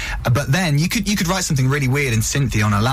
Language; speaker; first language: English; native; English